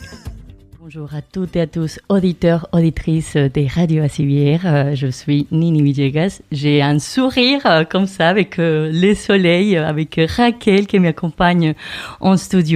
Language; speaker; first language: French; non-native, fluent; Spanish